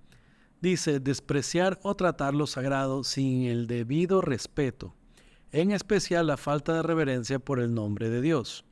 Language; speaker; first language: Spanish; native; Spanish